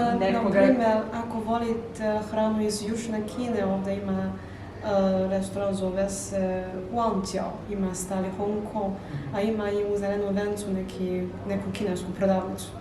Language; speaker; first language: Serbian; non-native, fluent; Chinese